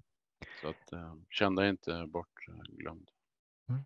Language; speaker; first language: Swedish; native; Swedish